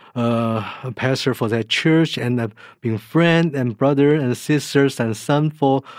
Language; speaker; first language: English; non-native, fluent; Chinese